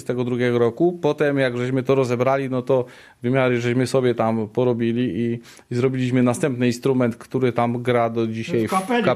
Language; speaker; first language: Polish; native; Polish